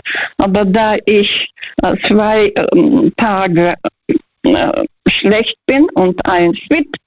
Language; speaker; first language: German; non-native, fluent; Russian